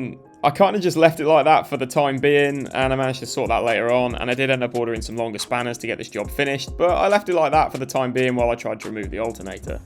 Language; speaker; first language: English; native; English